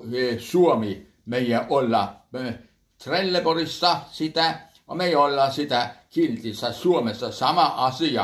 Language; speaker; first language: Finnish; early bilingual, heritage; Finnish